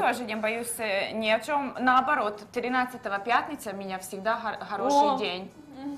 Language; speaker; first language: Russian; non-native, learner; Hungarian